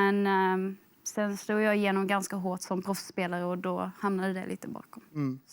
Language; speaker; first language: Swedish; native; Swedish